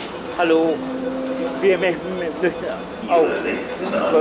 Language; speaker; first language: German; non-native, learner; Russian